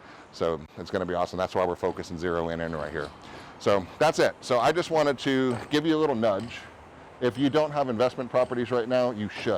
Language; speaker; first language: English; native; English